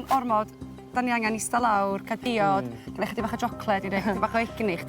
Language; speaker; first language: Welsh; native; Welsh